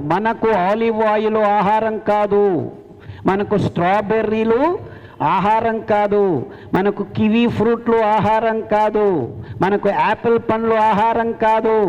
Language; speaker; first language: Telugu; native; Telugu